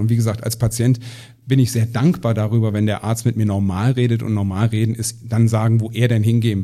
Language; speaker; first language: German; native; German